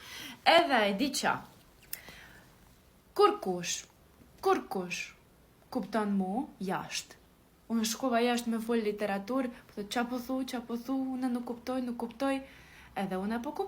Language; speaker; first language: Albanian; non-native, learner; Ukrainian